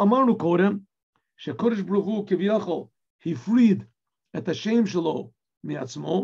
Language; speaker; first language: Hebrew; non-native, fluent; English